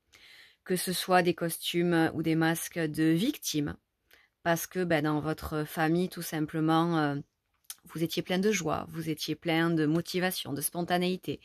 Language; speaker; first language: French; native; French